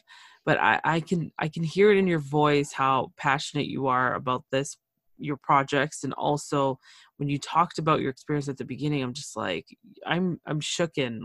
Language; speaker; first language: English; early bilingual, other home language; Spanish